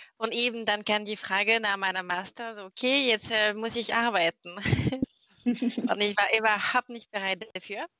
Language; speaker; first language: German; non-native, fluent; French